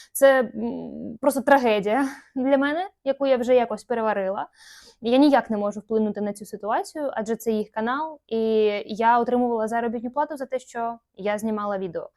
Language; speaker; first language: Ukrainian; non-native, local second language; Russian